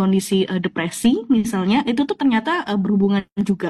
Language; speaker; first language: Indonesian; native; Indonesian